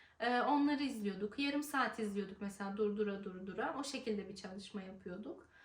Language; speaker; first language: Turkish; native; Turkish